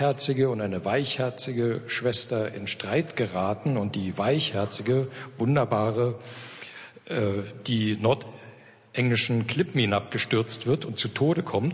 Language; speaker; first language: German; native; German